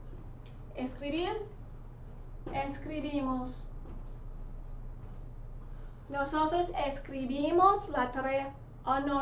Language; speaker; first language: Spanish; non-native, fluent; English